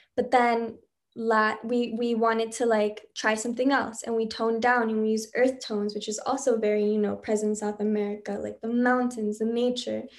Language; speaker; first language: English; early bilingual, other home language; Spanish